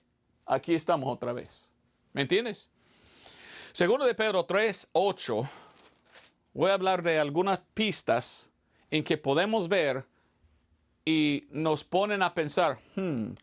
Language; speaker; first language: Spanish; non-native, fluent; English